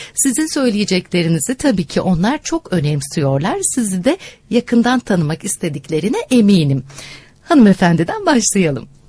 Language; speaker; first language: Turkish; native; Turkish